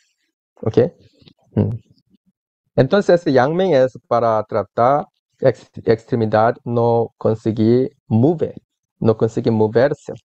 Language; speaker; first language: Spanish; non-native, learner; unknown